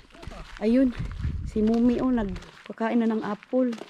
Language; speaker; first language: Filipino; non-native, local second language; Waray